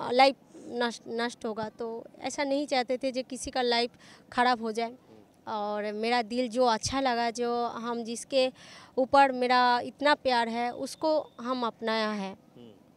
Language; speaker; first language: Hindi; non-native, local second language; Bangla